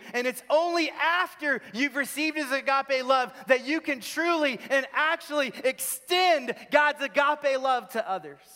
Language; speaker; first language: English; native; English